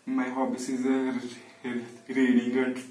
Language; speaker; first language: English; non-native, learner; Punjabi